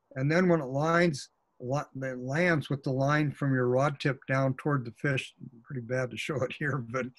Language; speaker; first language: English; native; English